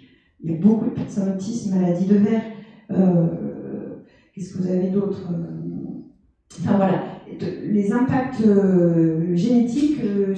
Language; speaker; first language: French; native; French